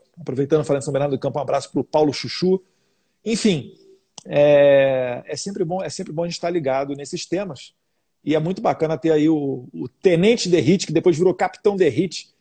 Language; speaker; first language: Portuguese; native; Portuguese